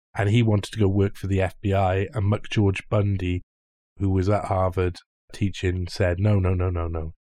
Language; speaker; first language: English; native; English